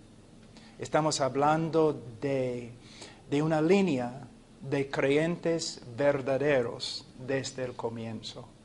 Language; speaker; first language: Spanish; non-native, fluent; English